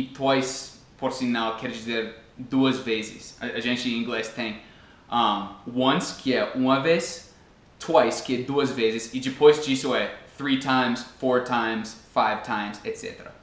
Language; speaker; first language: Portuguese; non-native, fluent; English